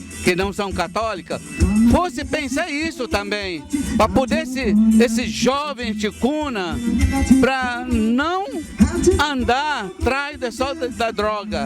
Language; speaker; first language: Portuguese; non-native, local second language; Ticuna